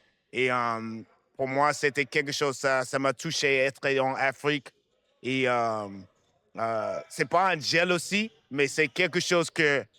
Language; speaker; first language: French; non-native, fluent; English